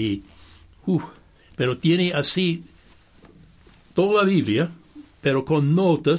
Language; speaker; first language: Spanish; non-native, fluent; English